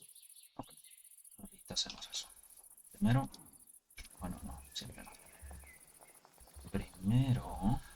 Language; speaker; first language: Spanish; early bilingual, heritage; Spanish